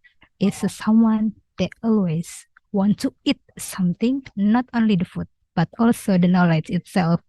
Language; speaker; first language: English; non-native, learner; Indonesian